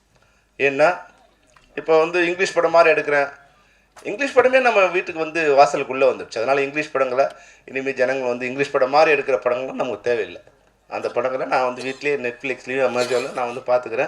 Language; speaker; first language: Tamil; native; Tamil